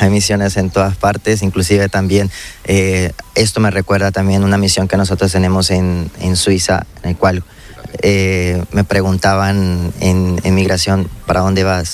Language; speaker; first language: Spanish; native; Spanish